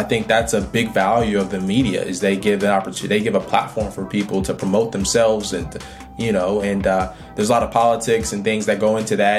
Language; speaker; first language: English; native; English